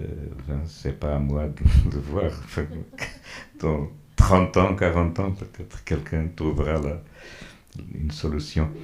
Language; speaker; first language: French; non-native, fluent; Portuguese